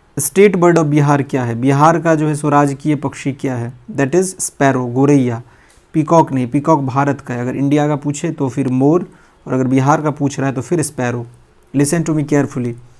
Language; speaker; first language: Hindi; native; Hindi